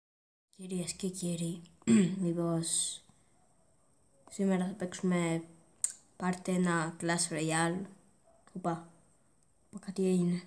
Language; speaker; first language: Greek; early bilingual, heritage; Greek